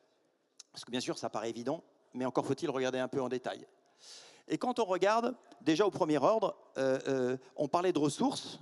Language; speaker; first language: French; native; French